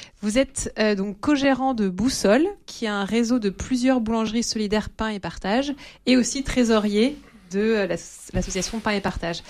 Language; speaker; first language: French; native; French